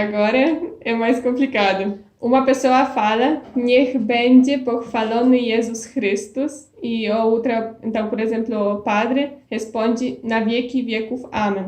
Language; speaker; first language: Portuguese; non-native, fluent; Polish